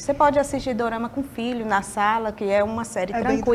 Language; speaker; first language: Portuguese; native; Portuguese